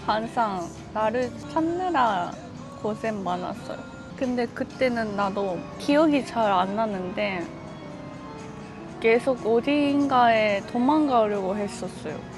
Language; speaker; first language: Korean; non-native, fluent; Japanese